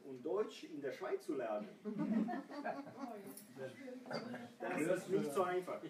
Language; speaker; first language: German; non-native, fluent; Croatian